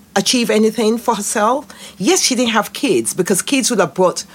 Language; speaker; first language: English; non-native, local second language; Yoruba